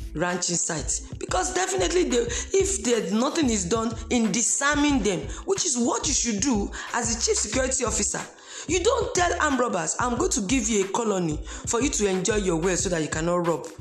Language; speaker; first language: English; non-native, local second language; Esan